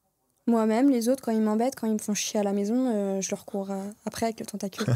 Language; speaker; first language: French; native; French